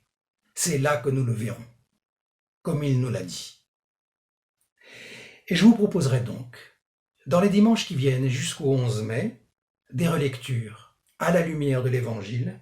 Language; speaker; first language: French; native; French